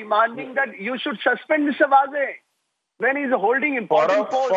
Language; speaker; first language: English; non-native, local second language; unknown